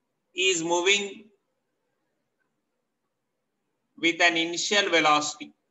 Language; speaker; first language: English; non-native, local second language; Telugu